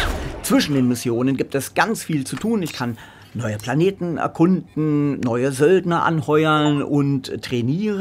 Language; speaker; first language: German; native; German